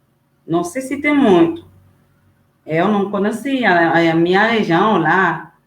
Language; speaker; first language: Portuguese; non-native, learner; Haitian Creole